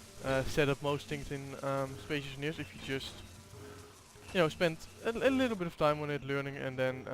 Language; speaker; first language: English; non-native, fluent; Dutch